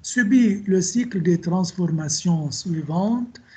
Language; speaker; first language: French; non-native, local second language; Arabic